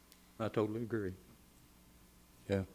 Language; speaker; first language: English; native; English